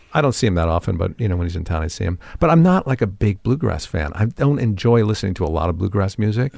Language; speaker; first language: English; native; English